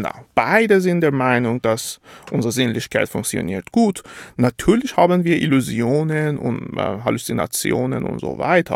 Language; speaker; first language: German; non-native, fluent; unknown